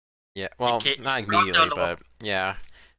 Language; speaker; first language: English; native; English